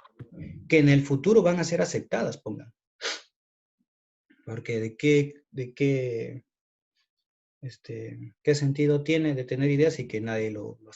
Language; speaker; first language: Spanish; native; Spanish